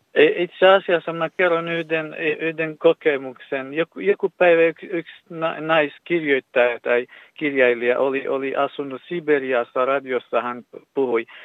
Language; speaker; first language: Finnish; non-native, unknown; Kurdish